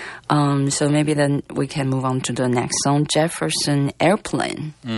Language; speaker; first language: English; non-native, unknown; Chinese